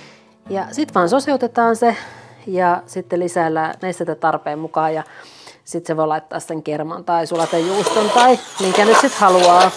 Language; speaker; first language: Finnish; native; Finnish